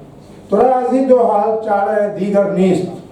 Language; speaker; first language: Persian; non-native, fluent; Urdu